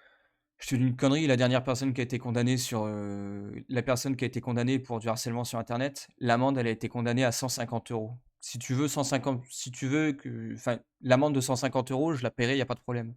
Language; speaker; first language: French; native; French